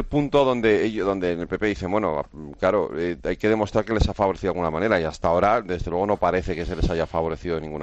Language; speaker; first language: Spanish; native; Spanish